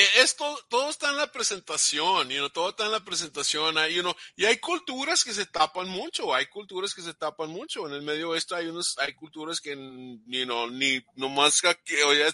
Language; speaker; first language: Spanish; early bilingual, heritage; Spanish